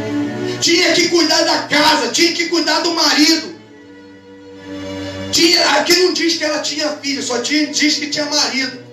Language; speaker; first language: Portuguese; native; Portuguese